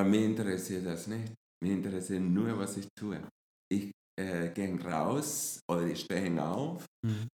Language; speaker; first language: German; non-native, fluent; Spanish